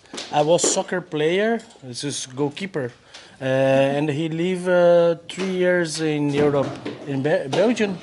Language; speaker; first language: English; non-native, fluent; Portuguese